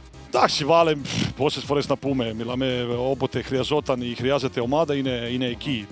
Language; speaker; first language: Greek; non-native, fluent; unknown